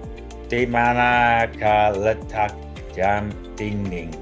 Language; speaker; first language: Indonesian; non-native, learner; English